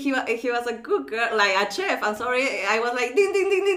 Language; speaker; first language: English; non-native, fluent; Spanish